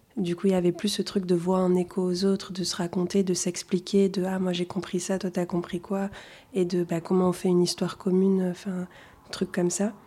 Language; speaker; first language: French; early bilingual, other home language; Arabic